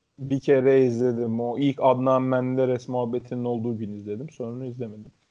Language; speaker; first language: Turkish; native; Turkish